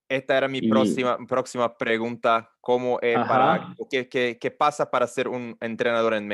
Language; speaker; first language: Spanish; non-native, learner; Portuguese